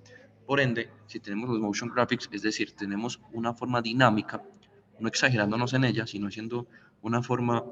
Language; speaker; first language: Spanish; native; Spanish